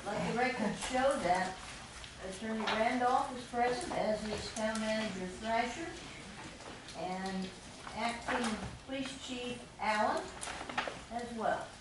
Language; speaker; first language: English; native; English